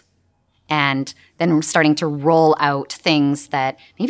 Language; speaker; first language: English; native; English